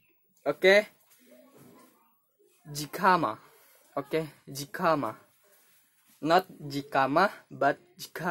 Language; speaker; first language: English; non-native, learner; Indonesian